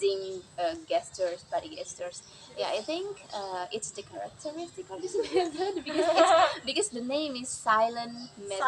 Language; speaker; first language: English; non-native, learner; Indonesian